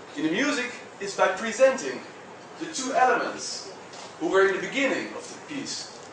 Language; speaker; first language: English; non-native, fluent; Dutch